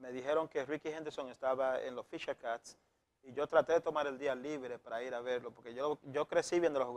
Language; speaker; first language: Spanish; native; Spanish